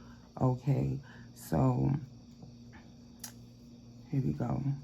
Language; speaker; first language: English; native; English